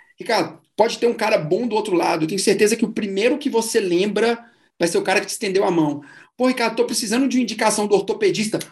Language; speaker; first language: Portuguese; native; Portuguese